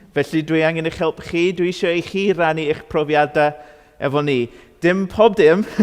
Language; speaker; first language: Welsh; non-native, fluent; English